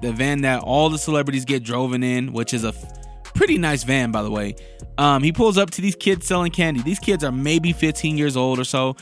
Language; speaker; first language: English; native; English